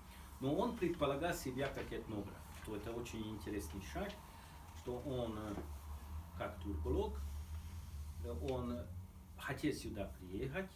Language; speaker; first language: Russian; non-native, fluent; Hungarian